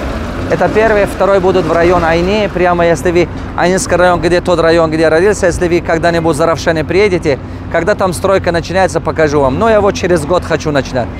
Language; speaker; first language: Russian; non-native, local second language; Tajik